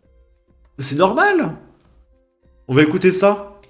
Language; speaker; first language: French; native; French